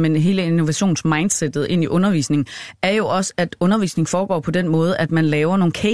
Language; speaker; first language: Danish; native; Danish